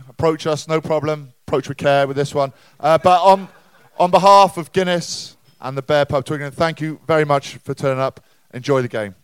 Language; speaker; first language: English; native; English